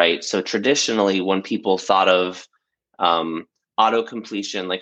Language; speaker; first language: English; native; English